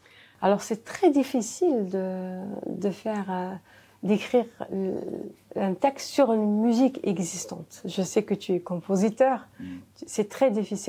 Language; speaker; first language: French; non-native, local second language; Arabic